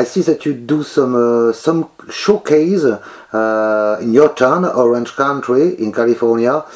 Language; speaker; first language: English; non-native, learner; French